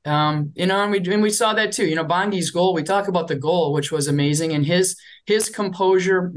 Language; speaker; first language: English; native; English